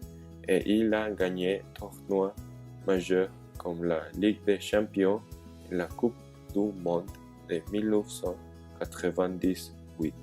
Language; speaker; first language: French; non-native, learner; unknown